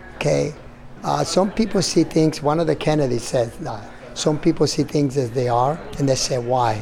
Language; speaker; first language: English; non-native, fluent; Italian